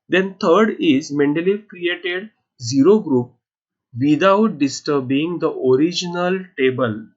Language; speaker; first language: English; non-native, local second language; Marathi